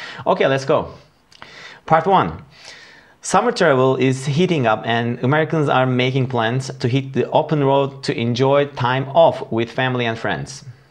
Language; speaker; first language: English; non-native, fluent; Turkish